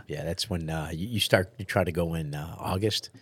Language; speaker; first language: English; early bilingual, other home language; Italian